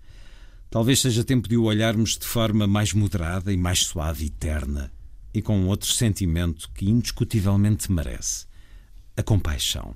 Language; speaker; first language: Portuguese; native; Portuguese